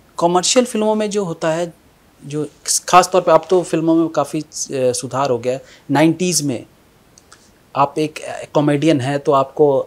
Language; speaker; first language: Hindi; native; Hindi